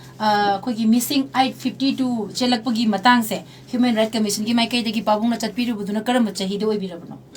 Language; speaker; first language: Manipuri; native; Manipuri